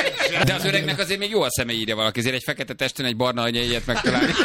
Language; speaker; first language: Hungarian; native; Hungarian